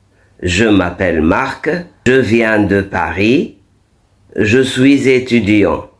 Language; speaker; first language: French; non-native, fluent; Arabic